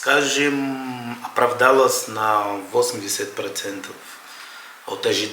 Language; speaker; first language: Russian; non-native, fluent; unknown